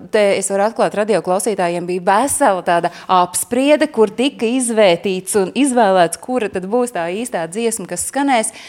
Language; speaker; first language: Latvian; native; Latvian